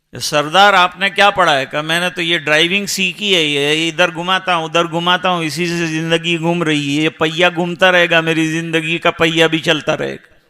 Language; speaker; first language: Urdu; non-native, local second language; Gujarati